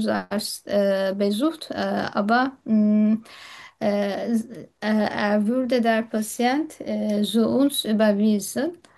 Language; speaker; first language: German; non-native, learner; Turkish